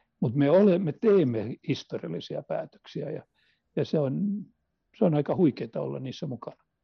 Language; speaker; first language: Finnish; non-native, local second language; Swedish